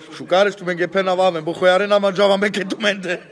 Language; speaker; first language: Slovak; non-native, local second language; Romany